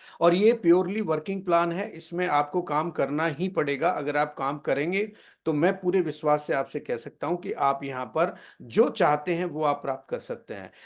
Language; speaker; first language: Hindi; native; Hindi